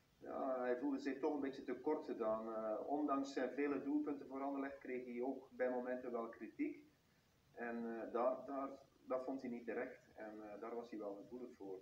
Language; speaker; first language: Dutch; native; Dutch